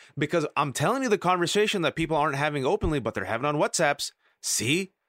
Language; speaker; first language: English; native; English